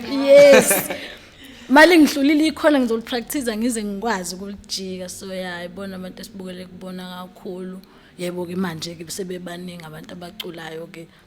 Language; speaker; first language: Zulu; native; Zulu